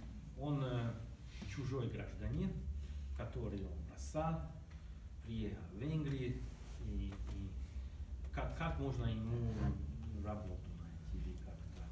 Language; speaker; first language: Russian; non-native, learner; Hungarian